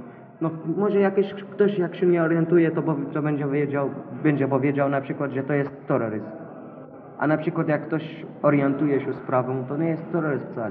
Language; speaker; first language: Polish; non-native, fluent; Arabic